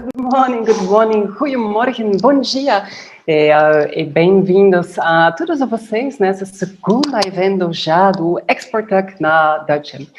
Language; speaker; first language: Portuguese; non-native, fluent; Dutch